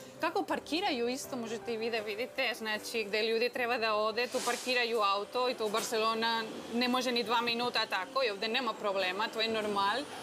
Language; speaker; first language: Serbian; non-native, learner; Spanish